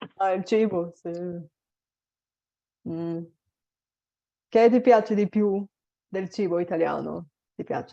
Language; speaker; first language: Italian; non-native, fluent; Bulgarian